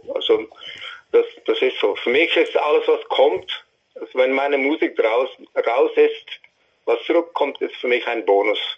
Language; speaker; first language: German; non-native, fluent; English